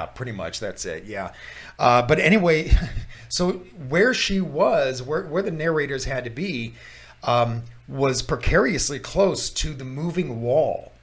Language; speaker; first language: English; native; English